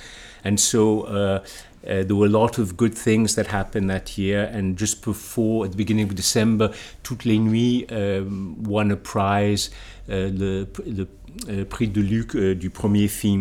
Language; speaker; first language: English; native; English